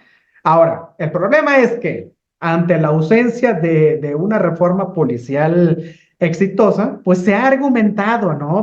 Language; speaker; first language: Spanish; native; Spanish